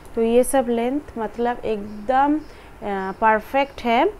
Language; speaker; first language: Hindi; non-native, local second language; Bangla